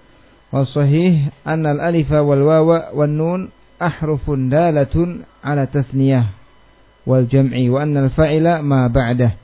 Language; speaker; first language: Arabic; non-native, fluent; Indonesian